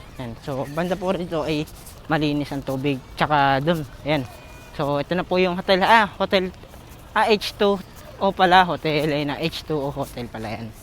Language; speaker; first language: Filipino; native; Filipino